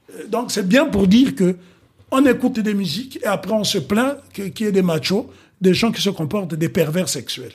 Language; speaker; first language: French; non-native, local second language; Kongo